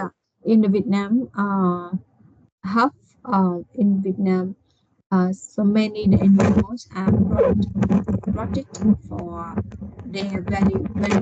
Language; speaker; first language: English; non-native, learner; Vietnamese